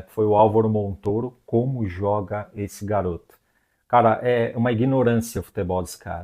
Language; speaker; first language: Portuguese; native; Portuguese